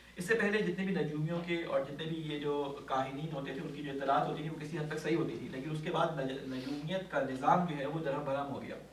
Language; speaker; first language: Urdu; native; Urdu